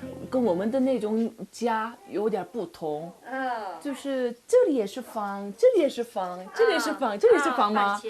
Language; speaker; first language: Chinese; non-native, learner; Korean